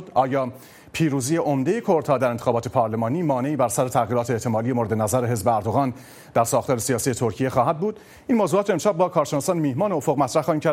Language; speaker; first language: Persian; native; Persian